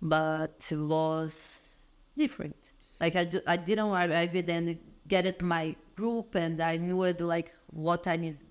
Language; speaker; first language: English; non-native, learner; Portuguese